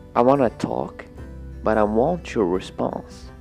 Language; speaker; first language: English; non-native, fluent; Arabic